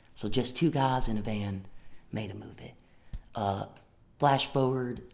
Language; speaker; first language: English; native; English